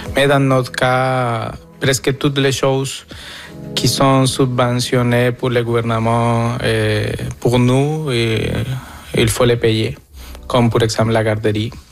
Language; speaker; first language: French; non-native, fluent; Spanish